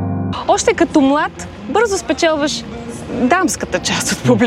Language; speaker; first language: Bulgarian; native; Bulgarian